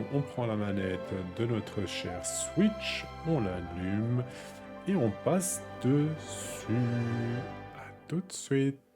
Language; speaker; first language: French; native; French